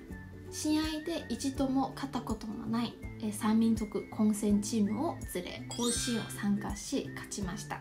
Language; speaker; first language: Japanese; non-native, fluent; Chinese